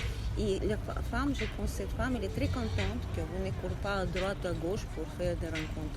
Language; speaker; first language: French; non-native, learner; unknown